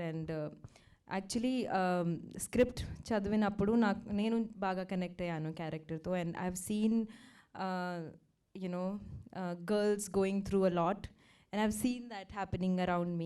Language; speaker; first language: Telugu; non-native, local second language; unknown